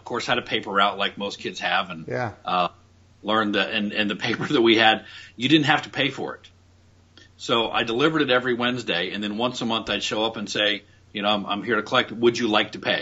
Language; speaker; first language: English; native; English